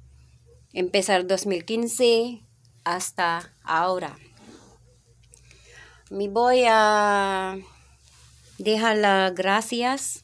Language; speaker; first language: Spanish; non-native, learner; Filipino